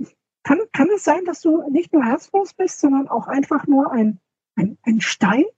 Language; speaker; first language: German; native; German